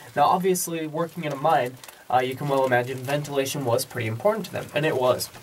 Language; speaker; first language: English; native; English